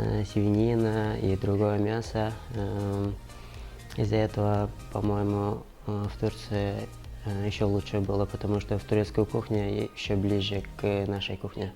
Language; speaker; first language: Russian; non-native, local second language; Kyrgyz